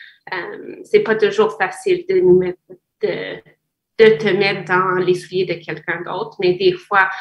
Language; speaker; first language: French; non-native, fluent; English